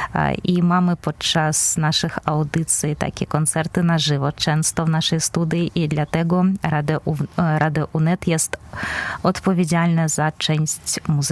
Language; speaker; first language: Polish; non-native, fluent; Belarusian